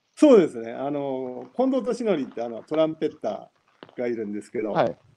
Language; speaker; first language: Japanese; native; Japanese